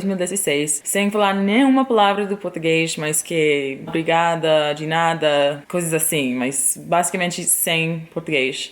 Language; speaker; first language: Portuguese; non-native, fluent; English